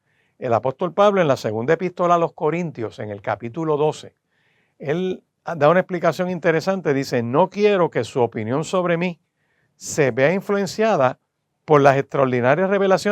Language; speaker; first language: Spanish; native; Spanish